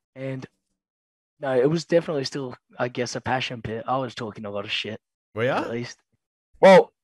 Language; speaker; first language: English; native; English